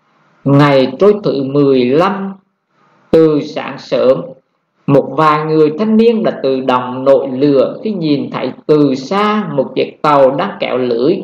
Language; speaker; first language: Vietnamese; native; Vietnamese